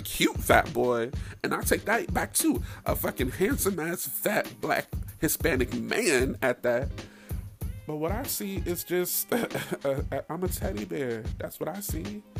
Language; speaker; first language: English; native; English